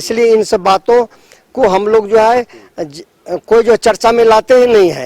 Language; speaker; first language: Hindi; non-native, local second language; Magahi